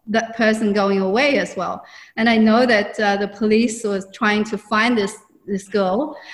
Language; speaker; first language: English; non-native, fluent; Chinese